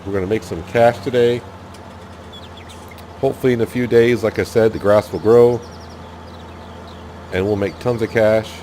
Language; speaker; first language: English; native; English